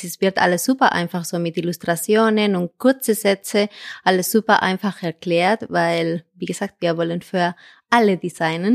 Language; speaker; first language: German; non-native, fluent; Spanish